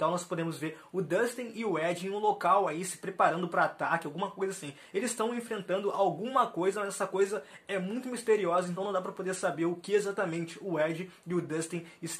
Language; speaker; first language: Portuguese; native; Portuguese